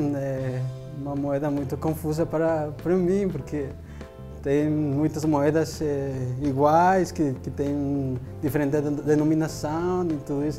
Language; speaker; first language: Portuguese; non-native, fluent; Spanish